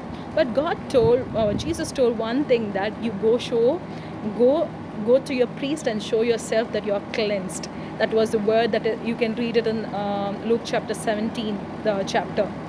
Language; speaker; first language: English; non-native, local second language; Tamil